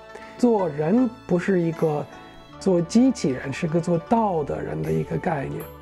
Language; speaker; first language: Chinese; non-native, fluent; English